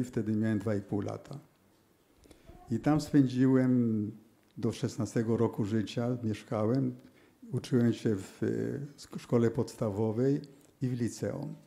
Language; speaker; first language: Polish; early bilingual, heritage; Polish